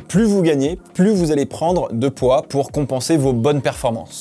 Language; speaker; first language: French; native; French